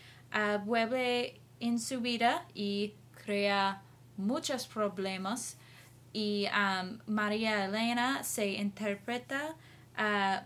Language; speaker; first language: Spanish; non-native, learner; English